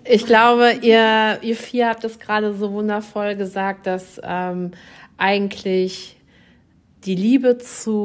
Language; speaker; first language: German; native; German